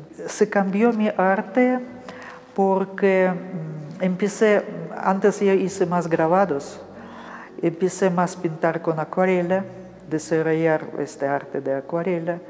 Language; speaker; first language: Spanish; non-native, fluent; Russian